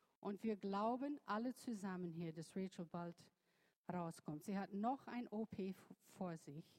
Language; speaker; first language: German; non-native, fluent; English